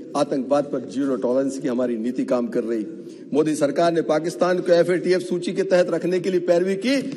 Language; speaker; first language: Hindi; native; Hindi